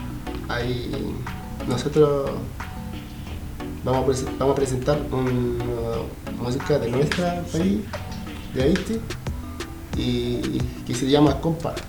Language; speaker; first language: Spanish; non-native, learner; Haitian Creole